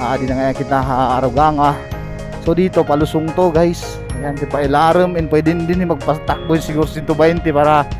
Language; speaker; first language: Filipino; non-native, local second language; Waray